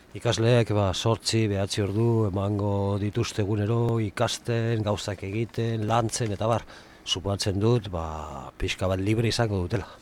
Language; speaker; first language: Basque; native; Basque